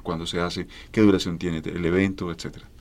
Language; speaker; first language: Spanish; native; Spanish